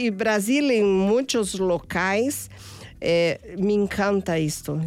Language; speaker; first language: Spanish; non-native, fluent; Portuguese